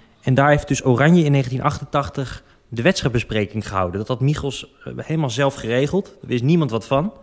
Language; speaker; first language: Dutch; native; Dutch